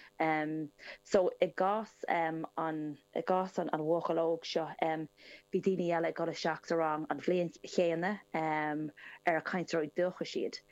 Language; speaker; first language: Irish; non-native, local second language; English